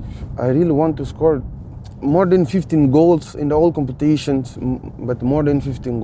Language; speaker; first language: English; non-native, fluent; Portuguese